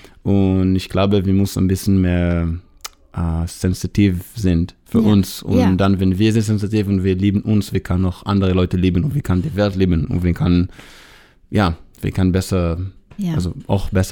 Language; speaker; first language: German; non-native, learner; Hebrew